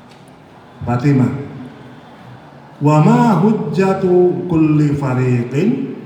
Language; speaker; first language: Arabic; non-native, fluent; Indonesian